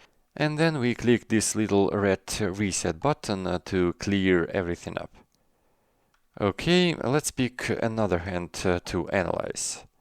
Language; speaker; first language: English; non-native, fluent; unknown